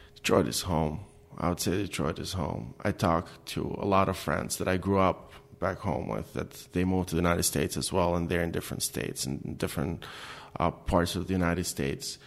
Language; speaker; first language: English; non-native, fluent; Albanian